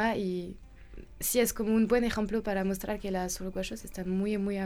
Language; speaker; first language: Spanish; non-native, learner; French